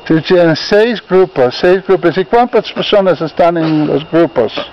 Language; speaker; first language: Spanish; non-native, fluent; English